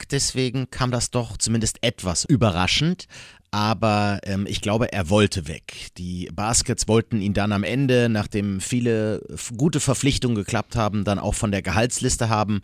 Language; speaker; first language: German; native; German